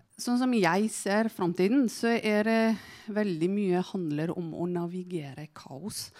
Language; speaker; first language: Norwegian; non-native, fluent; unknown